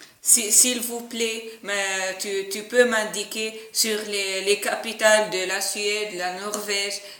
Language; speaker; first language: French; non-native, learner; Arabic